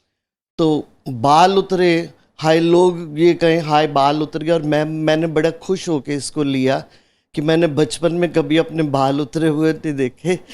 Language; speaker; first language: Hindi; native; Hindi